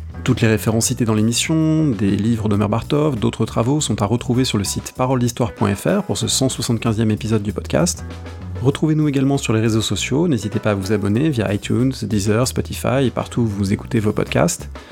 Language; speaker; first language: French; native; French